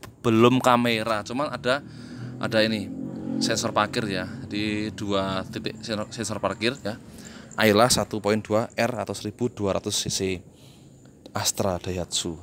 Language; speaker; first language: Indonesian; non-native, local second language; Javanese